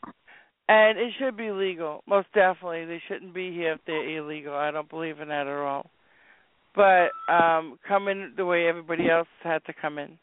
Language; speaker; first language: English; native; English